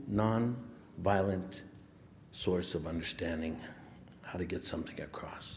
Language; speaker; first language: English; early bilingual, other home language; Spanish